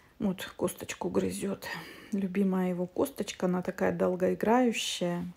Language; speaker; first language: Russian; native; Russian